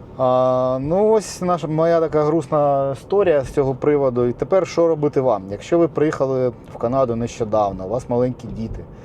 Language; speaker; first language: Ukrainian; native; Ukrainian